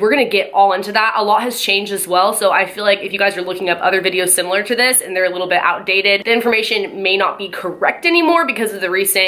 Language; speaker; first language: English; native; English